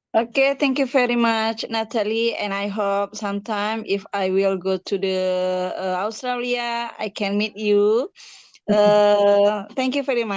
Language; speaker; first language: English; non-native, learner; Indonesian